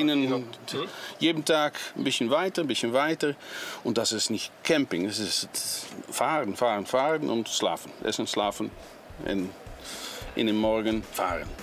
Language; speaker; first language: German; non-native, learner; Dutch